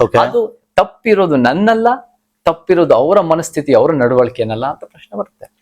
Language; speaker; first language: Kannada; early bilingual, heritage; Kannada